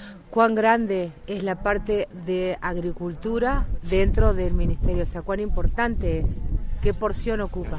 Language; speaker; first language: Spanish; native; Spanish